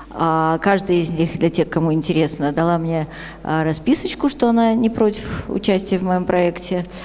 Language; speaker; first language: Russian; native; Russian